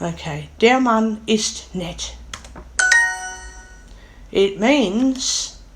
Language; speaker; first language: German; non-native, learner; English